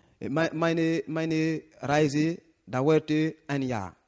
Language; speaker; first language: German; non-native, learner; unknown